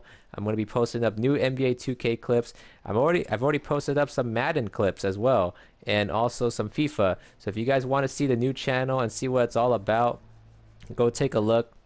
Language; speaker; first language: English; native; English